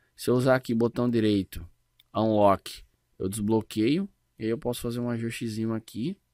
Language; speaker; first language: Portuguese; native; Portuguese